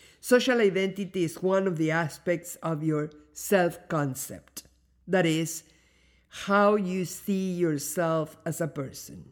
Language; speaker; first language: English; non-native, fluent; Spanish